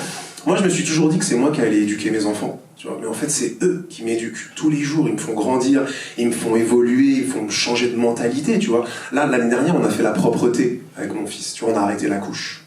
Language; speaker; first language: French; native; French